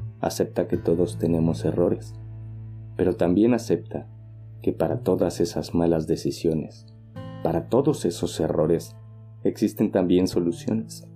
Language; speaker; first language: Spanish; native; Spanish